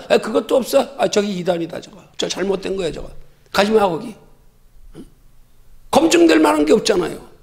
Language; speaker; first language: Korean; native; Korean